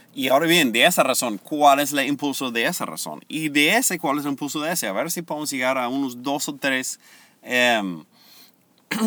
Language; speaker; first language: Spanish; non-native, fluent; English